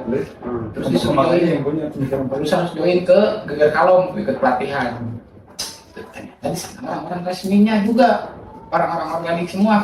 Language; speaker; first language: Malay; non-native, local second language; Sundanese